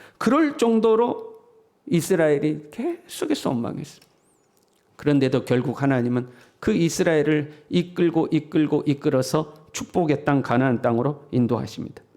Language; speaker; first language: Korean; native; Korean